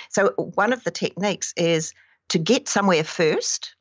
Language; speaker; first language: English; native; English